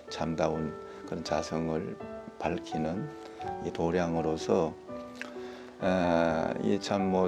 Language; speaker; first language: Korean; native; Korean